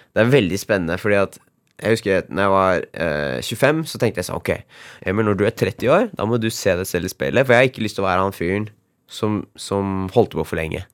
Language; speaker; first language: Norwegian; native; Norwegian